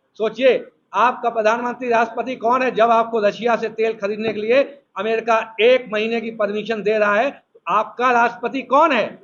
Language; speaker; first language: Hindi; native; Hindi